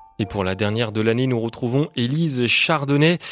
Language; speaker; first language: French; native; French